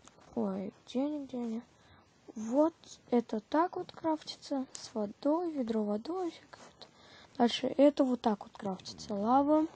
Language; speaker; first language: Russian; native; Russian